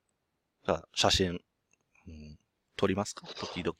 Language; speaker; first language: Japanese; non-native, learner; English